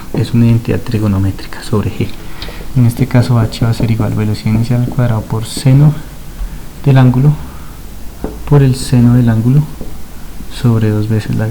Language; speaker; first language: Spanish; native; Spanish